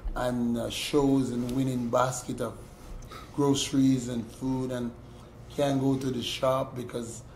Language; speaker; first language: English; native; English